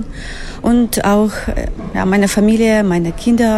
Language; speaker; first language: German; non-native, fluent; Ukrainian